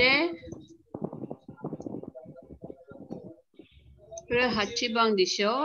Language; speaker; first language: Japanese; non-native, fluent; Filipino